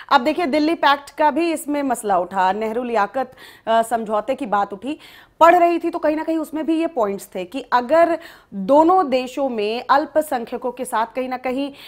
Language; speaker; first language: Hindi; native; Hindi